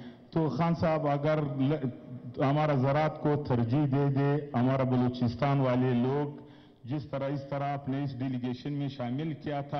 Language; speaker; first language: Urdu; non-native, local second language; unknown